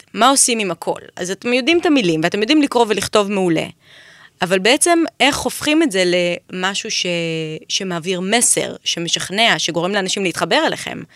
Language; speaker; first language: Hebrew; native; Hebrew